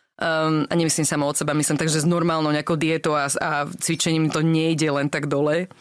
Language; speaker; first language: Slovak; early bilingual, other home language; English